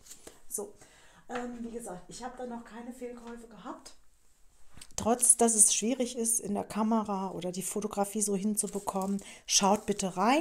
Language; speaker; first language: German; native; German